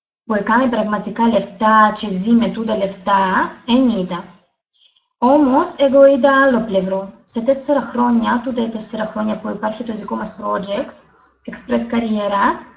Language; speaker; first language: Greek; non-native, learner; Russian